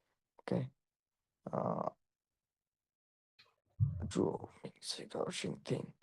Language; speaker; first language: Chinese; non-native, learner; Bangla